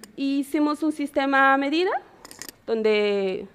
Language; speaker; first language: Spanish; native; Spanish